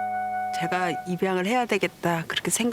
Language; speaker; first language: Korean; native; Korean